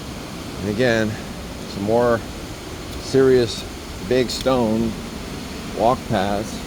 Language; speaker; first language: English; native; English